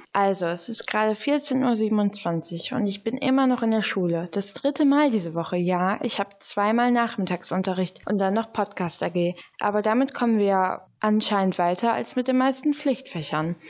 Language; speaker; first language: German; native; German